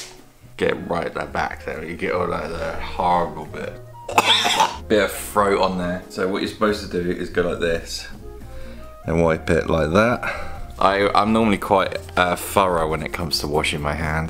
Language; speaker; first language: English; native; English